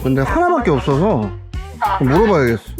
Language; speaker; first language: Korean; native; Korean